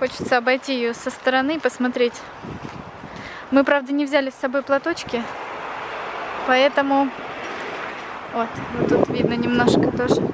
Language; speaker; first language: Russian; native; Russian